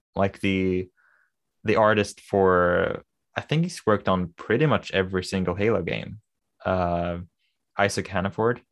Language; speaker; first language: English; non-native, fluent; Swedish